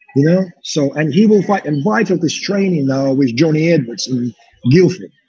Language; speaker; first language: English; non-native, fluent; Russian